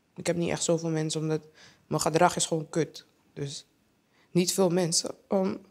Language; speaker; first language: Dutch; early bilingual, other home language; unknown